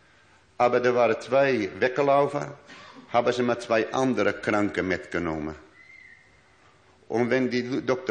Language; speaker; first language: German; non-native, learner; Dutch